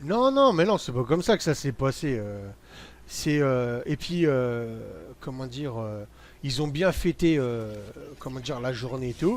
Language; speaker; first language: French; native; French